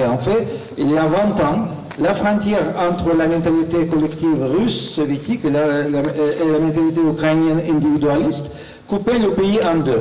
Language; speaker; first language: French; non-native, fluent; Russian